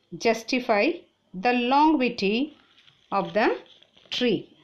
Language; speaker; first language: English; non-native, local second language; Tamil